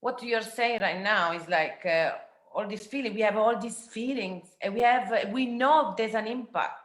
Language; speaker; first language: English; non-native, fluent; Italian